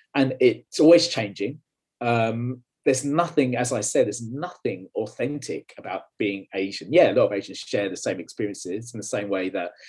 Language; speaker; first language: English; native; English